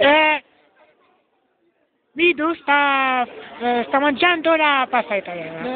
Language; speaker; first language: Italian; non-native, learner; Arabic